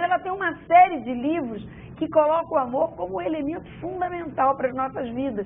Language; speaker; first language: Portuguese; native; Portuguese